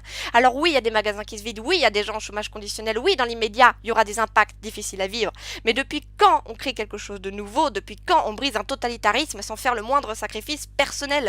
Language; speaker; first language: French; native; French